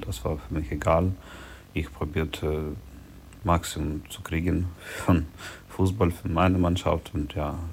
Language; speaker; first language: German; non-native, learner; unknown